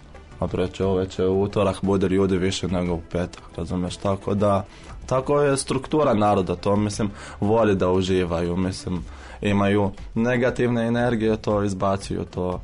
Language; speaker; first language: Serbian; non-native, fluent; Arabic